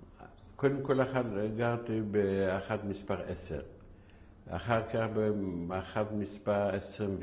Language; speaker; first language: Hebrew; non-native, fluent; Yiddish